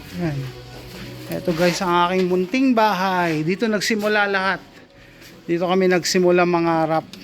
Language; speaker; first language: Filipino; native; Filipino